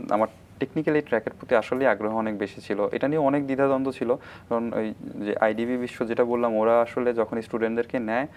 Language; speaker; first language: Bangla; native; Bangla